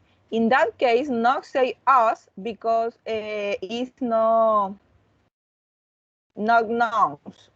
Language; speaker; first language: English; non-native, learner; Spanish